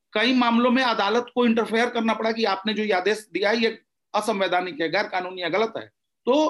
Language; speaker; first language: Hindi; native; Hindi